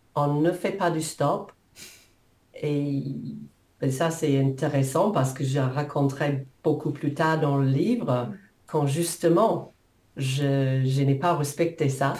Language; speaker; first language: French; non-native, fluent; English